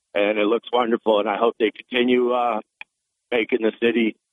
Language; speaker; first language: English; native; English